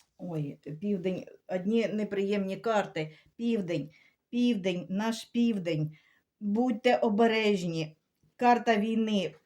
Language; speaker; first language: Ukrainian; native; Ukrainian